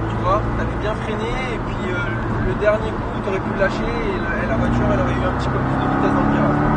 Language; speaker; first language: French; native; French